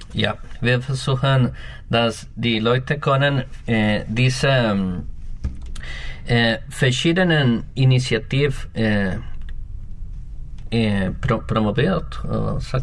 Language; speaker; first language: German; non-native, learner; Spanish